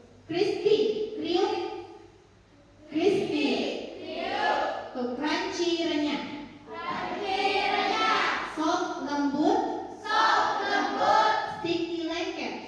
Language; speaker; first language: English; non-native, learner; Indonesian